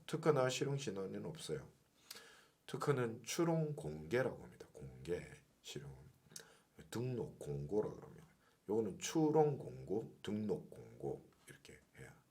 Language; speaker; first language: Korean; native; Korean